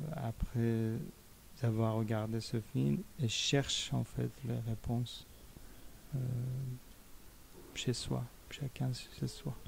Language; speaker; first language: French; non-native, fluent; Persian